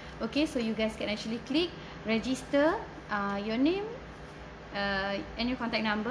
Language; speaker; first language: English; non-native, local second language; Malay